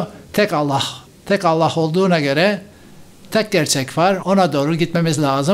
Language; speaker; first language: Turkish; non-native, fluent; English